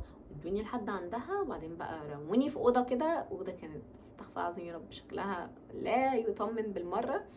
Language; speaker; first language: Arabic; native; Arabic